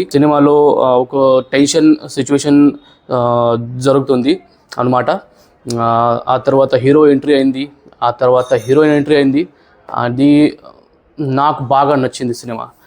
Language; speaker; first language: Telugu; non-native, learner; Marathi